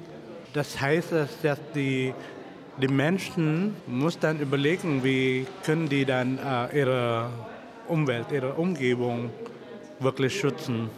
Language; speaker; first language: German; non-native, fluent; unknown